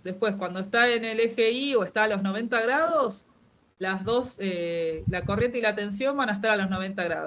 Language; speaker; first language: Spanish; native; Spanish